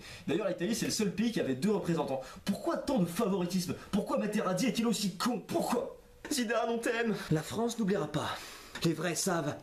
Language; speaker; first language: French; native; French